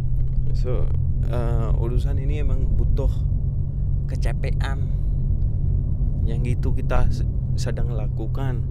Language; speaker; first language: Indonesian; non-native, fluent; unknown